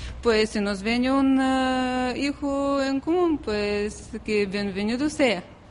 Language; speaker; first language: Spanish; non-native, fluent; Bulgarian